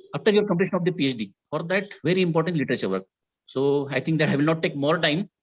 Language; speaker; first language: English; non-native, local second language; Marathi